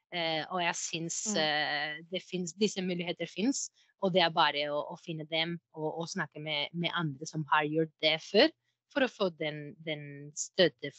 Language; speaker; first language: Norwegian; non-native, fluent; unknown